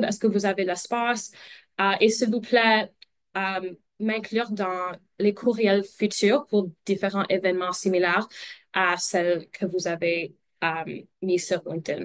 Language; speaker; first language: French; non-native, local second language; English